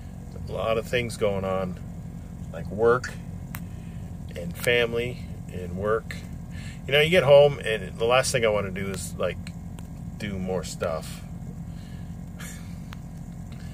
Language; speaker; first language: English; native; English